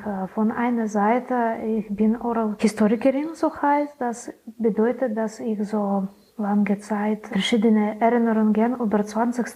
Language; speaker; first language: German; non-native, learner; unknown